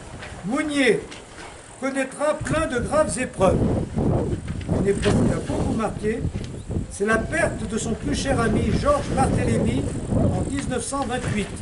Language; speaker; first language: French; native; French